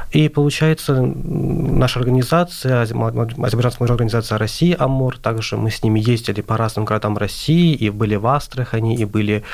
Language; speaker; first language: Russian; non-native, local second language; Azerbaijani